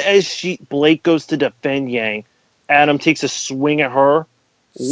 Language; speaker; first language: English; native; English